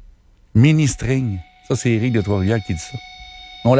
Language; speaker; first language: French; native; French